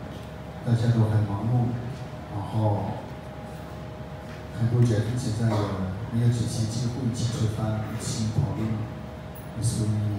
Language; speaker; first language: Chinese; non-native, fluent; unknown